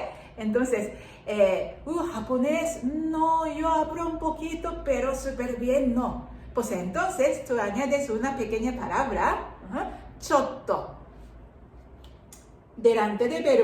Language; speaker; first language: Spanish; non-native, fluent; Japanese